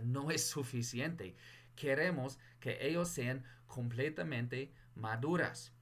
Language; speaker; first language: Spanish; non-native, fluent; English